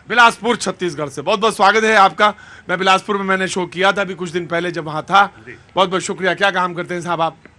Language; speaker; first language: Hindi; native; Hindi